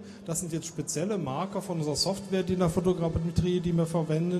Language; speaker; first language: German; native; German